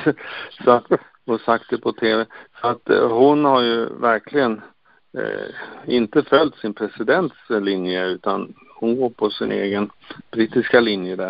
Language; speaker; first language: Swedish; native; Swedish